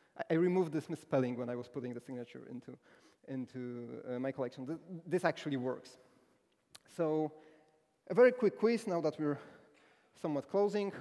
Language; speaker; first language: English; non-native, fluent; Polish